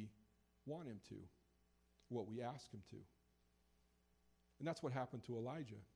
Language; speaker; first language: English; native; English